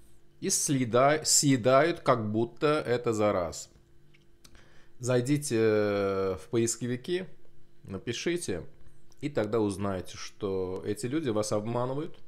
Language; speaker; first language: Russian; non-native, local second language; Azerbaijani